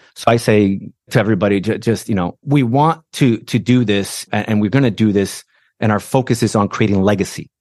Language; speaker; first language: English; non-native, fluent; Portuguese